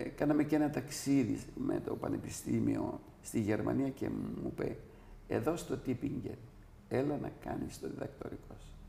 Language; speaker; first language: Greek; non-native, local second language; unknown